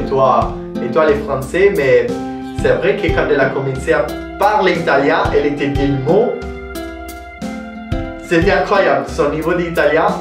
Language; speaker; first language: French; non-native, learner; Italian